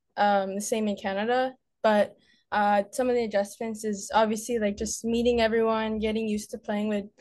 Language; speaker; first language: English; native; English